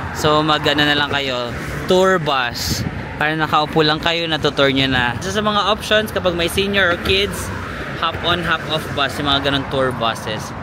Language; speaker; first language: Filipino; non-native, local second language; Cebuano